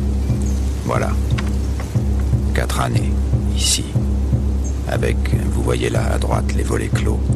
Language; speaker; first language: French; native; French